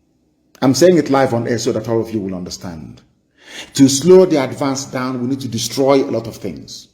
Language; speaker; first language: English; non-native, local second language; Igbo